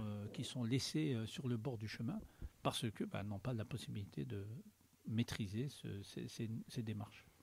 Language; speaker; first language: French; native; French